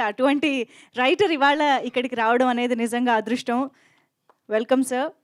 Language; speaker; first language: Telugu; native; Telugu